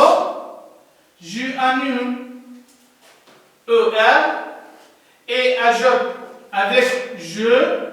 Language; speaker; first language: French; non-native, learner; Arabic